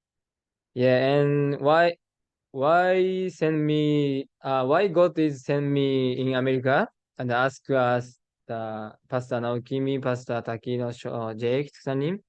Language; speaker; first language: English; non-native, learner; Japanese